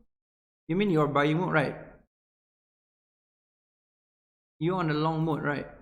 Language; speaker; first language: English; non-native, local second language; Malay